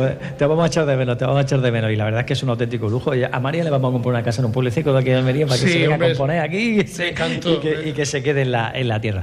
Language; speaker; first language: Spanish; native; Spanish